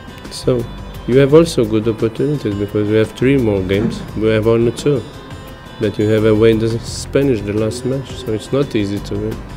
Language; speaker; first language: English; non-native, fluent; Lithuanian